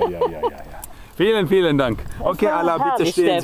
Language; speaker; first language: German; non-native, fluent; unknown